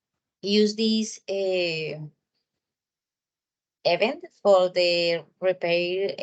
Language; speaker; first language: English; non-native, learner; Spanish